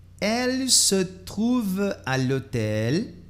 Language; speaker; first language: French; non-native, fluent; Portuguese